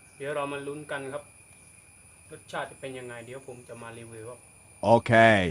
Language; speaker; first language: Thai; non-native, local second language; Malay